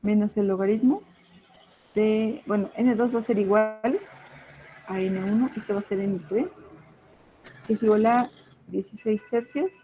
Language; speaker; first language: Spanish; native; Spanish